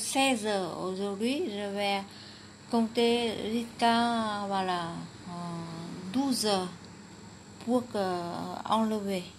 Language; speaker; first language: French; non-native, learner; Vietnamese